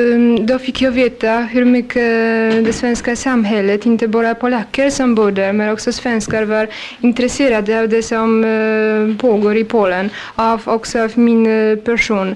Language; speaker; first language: Swedish; non-native, fluent; Polish